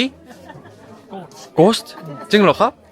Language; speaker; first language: Korean; native; Korean